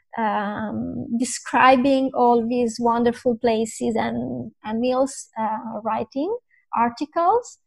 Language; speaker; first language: English; non-native, fluent; Italian